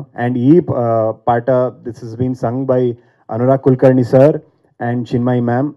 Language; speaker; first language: Telugu; non-native, fluent; Kannada